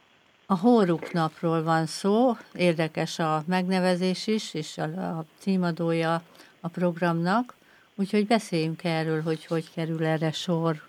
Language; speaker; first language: Hungarian; native; Hungarian